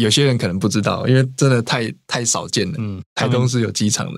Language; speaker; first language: Chinese; native; Chinese